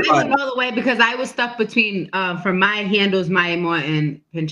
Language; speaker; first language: English; native; English